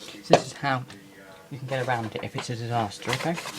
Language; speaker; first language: English; native; English